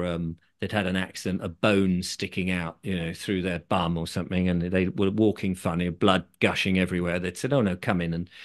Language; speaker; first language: English; native; English